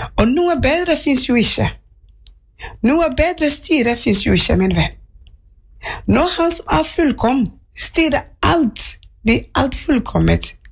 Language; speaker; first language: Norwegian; non-native, fluent; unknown